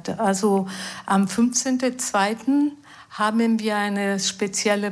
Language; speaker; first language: German; non-native, fluent; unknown